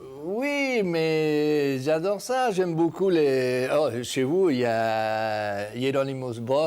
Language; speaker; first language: French; non-native, fluent; Spanish